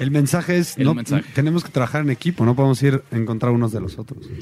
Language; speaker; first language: Spanish; native; Spanish